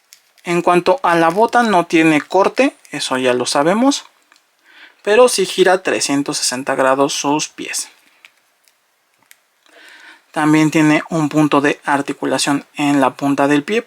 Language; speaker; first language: Spanish; native; Spanish